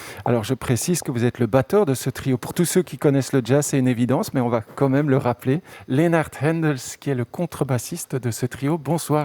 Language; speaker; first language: French; native; French